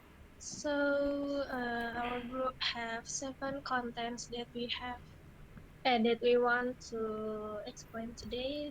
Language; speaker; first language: English; non-native, learner; Indonesian